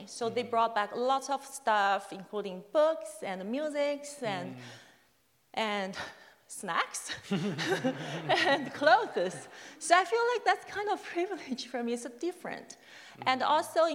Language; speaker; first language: English; non-native, fluent; Chinese